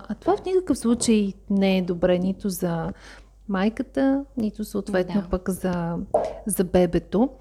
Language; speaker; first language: Bulgarian; native; Bulgarian